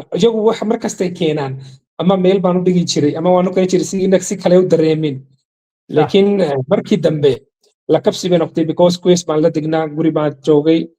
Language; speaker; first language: Somali; non-native, fluent; Urdu